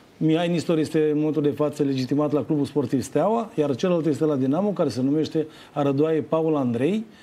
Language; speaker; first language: Romanian; native; Romanian